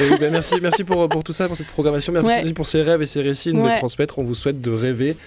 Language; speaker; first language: French; native; French